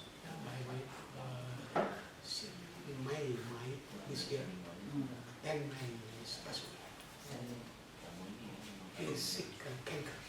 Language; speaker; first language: English; non-native, learner; Sundanese